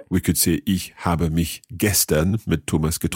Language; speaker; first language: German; non-native, learner; English